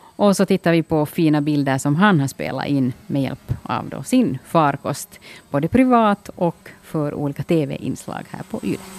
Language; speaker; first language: Swedish; native; Swedish